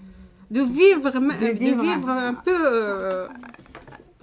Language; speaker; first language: French; non-native, learner; Arabic